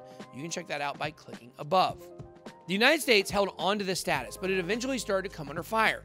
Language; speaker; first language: English; native; English